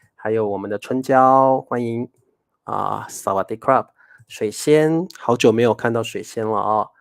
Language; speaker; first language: Chinese; native; Chinese